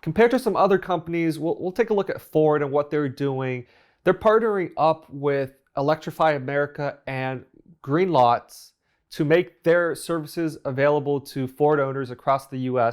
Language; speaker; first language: English; native; English